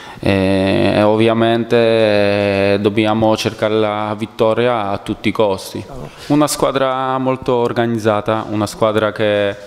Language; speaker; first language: Italian; non-native, fluent; Polish